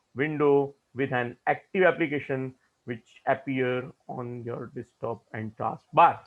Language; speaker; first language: English; non-native, local second language; Gujarati